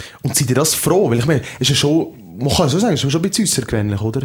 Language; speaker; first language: German; native; German